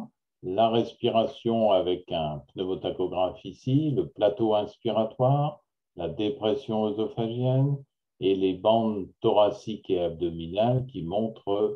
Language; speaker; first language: French; native; French